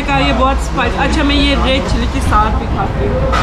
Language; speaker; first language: Hindi; non-native, learner; Turkish